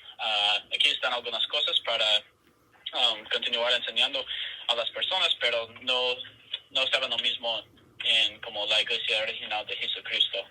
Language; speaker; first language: Spanish; non-native, fluent; English